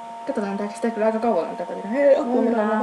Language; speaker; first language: Finnish; native; Finnish